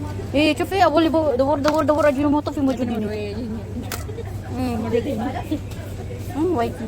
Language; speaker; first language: Arabic; non-native, learner; Filipino